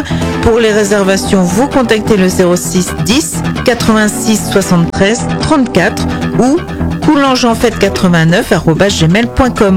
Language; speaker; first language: French; native; French